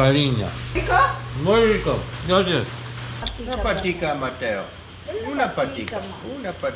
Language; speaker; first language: Spanish; non-native, learner; English